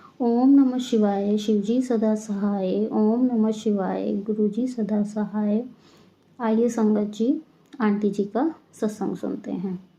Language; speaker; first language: Hindi; native; Hindi